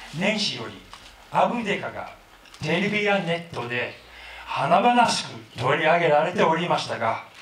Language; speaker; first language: Japanese; non-native, fluent; English